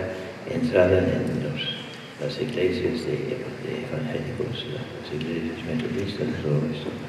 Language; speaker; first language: Spanish; non-native, fluent; English